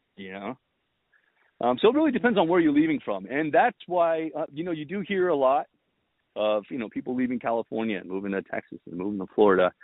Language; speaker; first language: English; early bilingual, other home language; Romanian